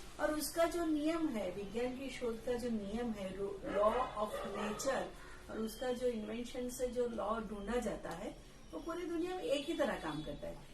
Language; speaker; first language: Hindi; non-native, local second language; Gujarati